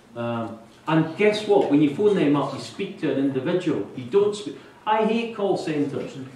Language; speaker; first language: English; native; English